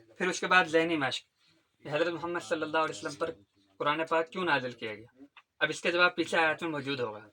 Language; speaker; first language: Urdu; native; Urdu